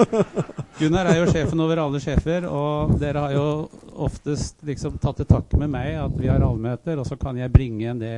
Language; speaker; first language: Norwegian; native; Norwegian